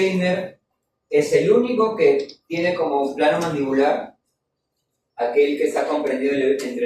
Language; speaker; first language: Spanish; native; Spanish